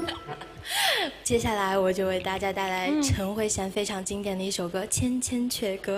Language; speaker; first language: Chinese; native; Chinese